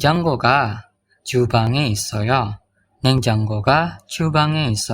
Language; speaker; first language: Korean; non-native, fluent; Indonesian